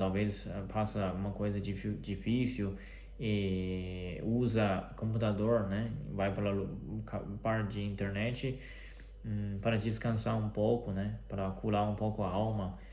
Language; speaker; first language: Portuguese; non-native, fluent; Chinese